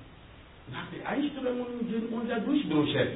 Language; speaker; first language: German; non-native, learner; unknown